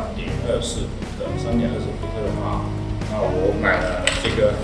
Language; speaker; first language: Chinese; native; Chinese